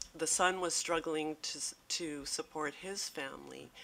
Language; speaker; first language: English; native; English